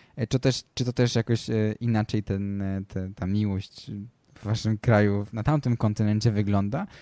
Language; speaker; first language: Polish; native; Polish